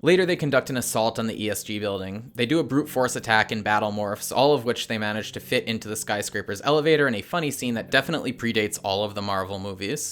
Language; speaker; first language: English; native; English